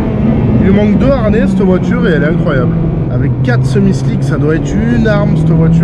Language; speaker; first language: French; native; French